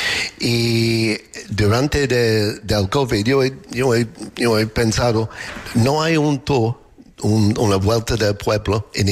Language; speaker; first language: Spanish; non-native, fluent; English